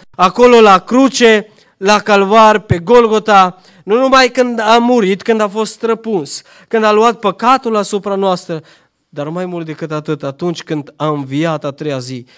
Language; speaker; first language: Romanian; non-native, fluent; Albanian